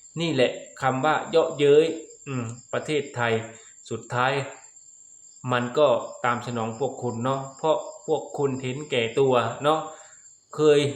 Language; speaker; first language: Thai; non-native, local second language; Lao